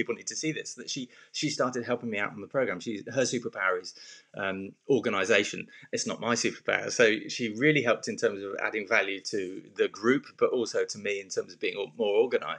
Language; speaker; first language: English; native; English